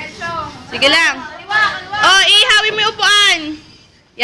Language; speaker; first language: Filipino; native; Filipino